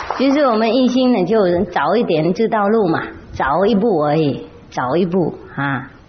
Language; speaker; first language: Chinese; non-native, fluent; Vietnamese